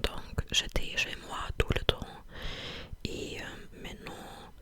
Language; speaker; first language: French; non-native, fluent; English